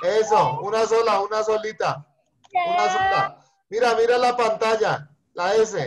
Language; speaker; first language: Spanish; native; Spanish